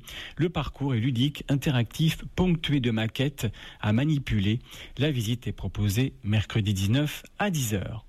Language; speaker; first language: French; native; French